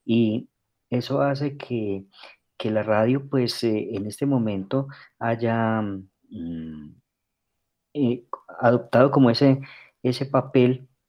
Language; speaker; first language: Spanish; native; Spanish